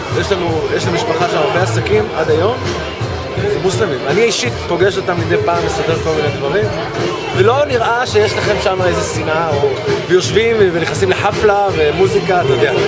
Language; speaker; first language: Hebrew; native; Hebrew